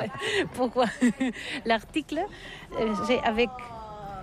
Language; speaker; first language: French; non-native, learner; Catalan